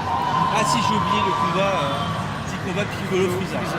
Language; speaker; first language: French; native; French